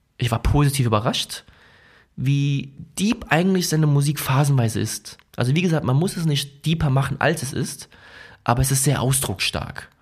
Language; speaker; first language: German; early bilingual, other home language; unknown